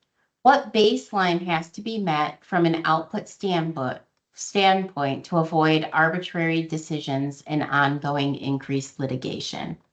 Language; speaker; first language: English; native; English